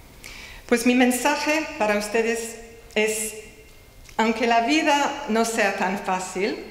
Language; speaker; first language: Spanish; non-native, fluent; English